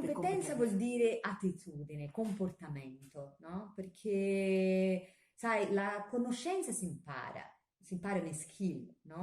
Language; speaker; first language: Italian; non-native, fluent; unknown